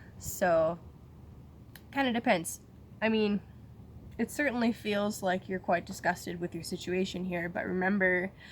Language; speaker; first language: English; native; English